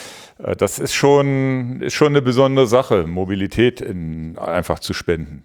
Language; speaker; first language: German; native; German